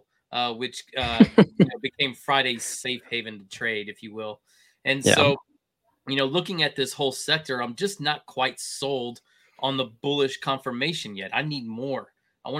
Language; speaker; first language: English; native; English